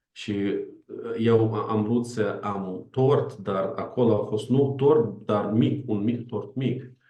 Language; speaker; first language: Romanian; non-native, learner; Ukrainian